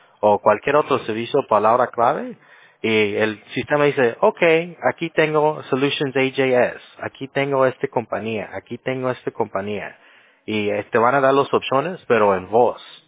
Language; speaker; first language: Spanish; native; Spanish